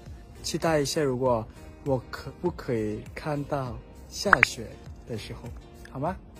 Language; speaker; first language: Chinese; non-native, learner; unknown